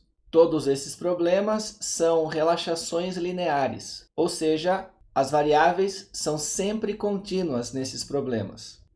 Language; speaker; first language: Portuguese; native; Portuguese